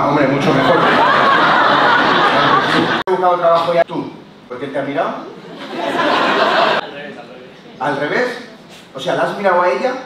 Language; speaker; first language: Spanish; native; Spanish